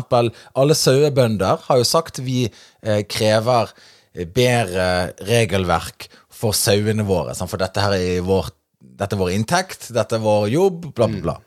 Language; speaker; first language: Norwegian; native; Norwegian